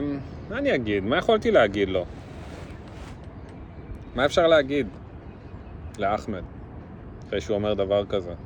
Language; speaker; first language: Hebrew; early bilingual, other home language; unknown